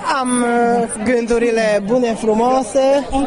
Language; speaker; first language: Romanian; non-native, learner; Hungarian